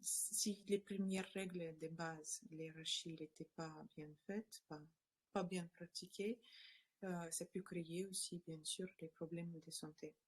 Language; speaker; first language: French; non-native, learner; Russian